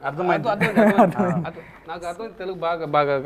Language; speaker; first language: Telugu; non-native, learner; Tamil